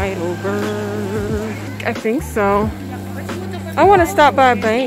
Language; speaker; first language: English; native; English